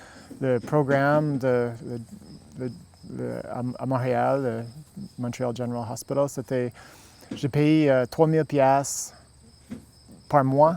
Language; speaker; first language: French; non-native, local second language; English